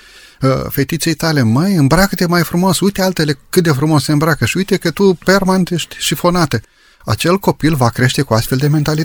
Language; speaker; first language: Romanian; native; Romanian